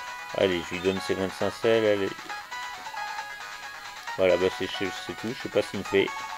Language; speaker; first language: French; native; French